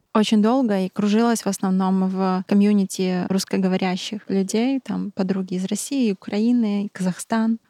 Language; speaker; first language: Russian; native; Russian